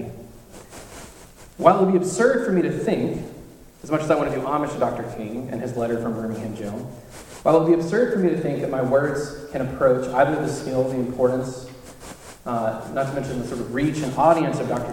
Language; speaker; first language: English; native; English